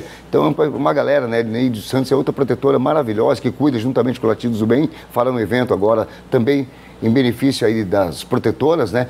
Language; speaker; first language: Portuguese; native; Portuguese